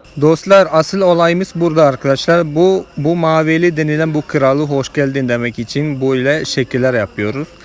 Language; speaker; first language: Turkish; non-native, fluent; Malayalam